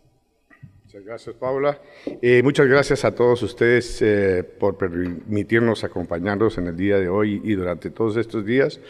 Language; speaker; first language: Spanish; native; Spanish